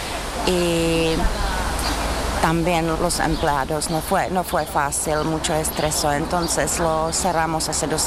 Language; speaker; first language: Spanish; non-native, learner; Czech